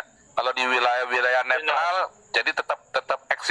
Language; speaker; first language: Indonesian; native; Indonesian